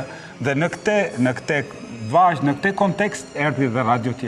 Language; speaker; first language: Albanian; native; Albanian